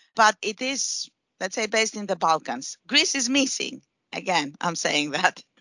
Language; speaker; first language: English; non-native, fluent; Greek